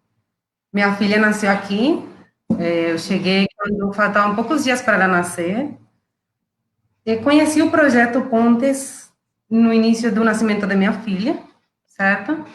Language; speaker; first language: Portuguese; non-native, fluent; Spanish